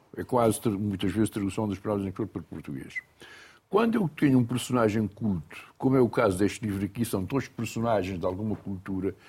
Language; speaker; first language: Portuguese; non-native, local second language; Kabuverdianu